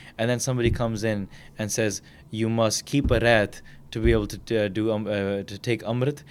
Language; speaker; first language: English; early bilingual, other home language; Punjabi